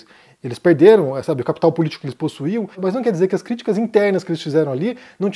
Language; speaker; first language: Portuguese; native; Portuguese